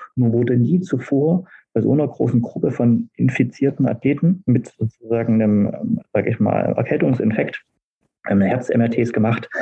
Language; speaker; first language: German; native; German